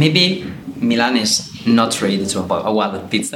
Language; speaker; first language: English; non-native, learner; Italian